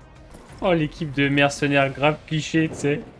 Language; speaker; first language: French; native; French